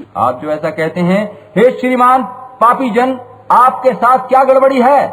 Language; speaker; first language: Hindi; native; Hindi